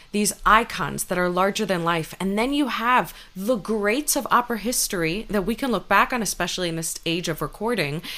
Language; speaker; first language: English; native; English